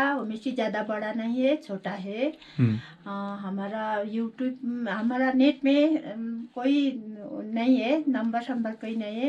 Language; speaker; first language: Hindi; non-native, local second language; Nepali